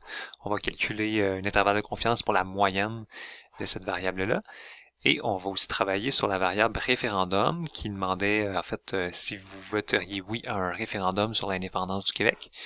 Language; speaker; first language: French; native; French